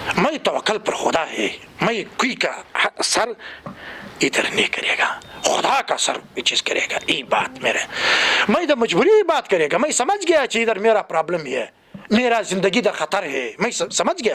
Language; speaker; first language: Hindi; non-native, learner; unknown